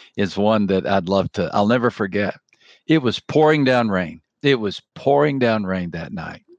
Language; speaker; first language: English; native; English